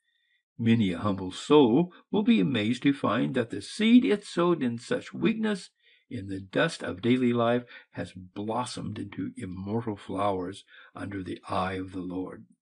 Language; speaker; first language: English; native; English